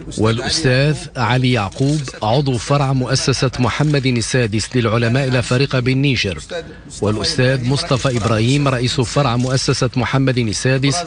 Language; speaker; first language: Arabic; native; Arabic